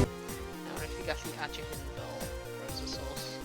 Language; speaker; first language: Welsh; non-native, local second language; English